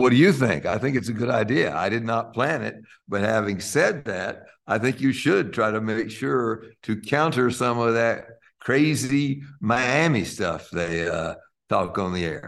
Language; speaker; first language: English; native; English